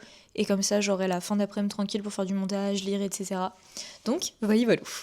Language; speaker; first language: French; native; French